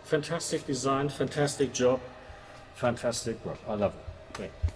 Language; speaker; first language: English; non-native, fluent; German